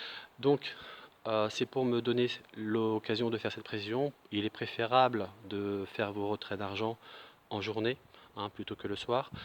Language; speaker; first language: French; native; French